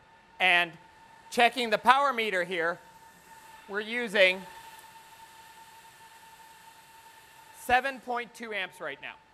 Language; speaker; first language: English; native; English